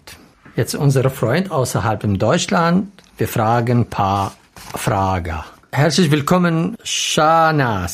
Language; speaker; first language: German; non-native, learner; Arabic